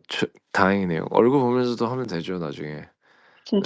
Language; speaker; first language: Korean; early bilingual, heritage; Korean